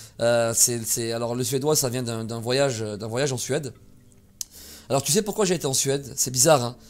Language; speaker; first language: French; native; French